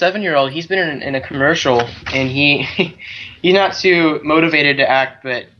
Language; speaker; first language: English; native; English